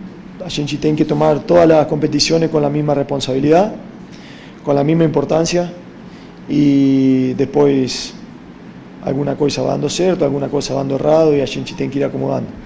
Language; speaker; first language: Portuguese; non-native, fluent; Spanish